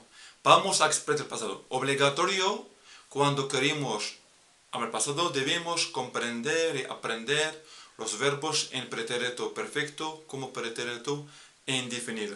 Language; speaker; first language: Spanish; non-native, fluent; Arabic